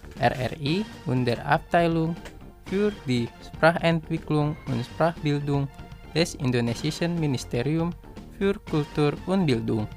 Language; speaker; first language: German; non-native, fluent; Indonesian